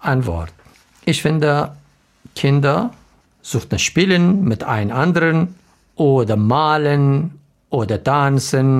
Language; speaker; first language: German; non-native, learner; Arabic